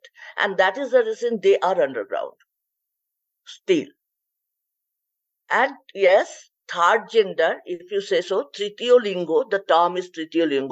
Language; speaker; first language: English; non-native, local second language; Bangla